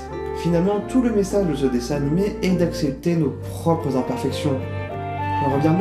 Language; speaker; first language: French; native; French